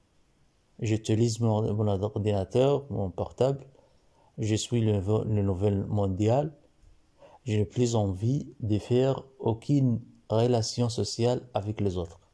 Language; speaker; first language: French; non-native, learner; Arabic